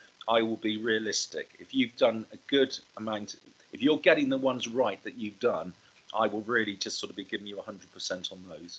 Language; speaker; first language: English; native; English